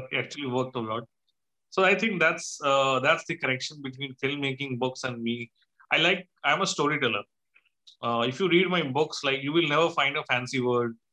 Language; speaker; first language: English; non-native, local second language; Hindi